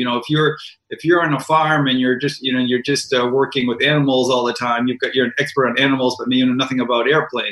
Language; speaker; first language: English; native; English